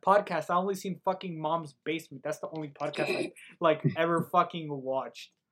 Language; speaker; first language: English; early bilingual, other home language; Spanish